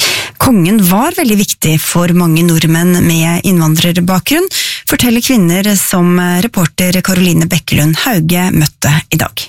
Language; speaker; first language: Norwegian; native; Norwegian